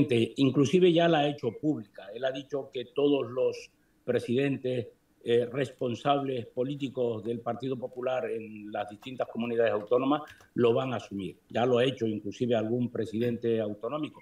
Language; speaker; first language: Spanish; native; Spanish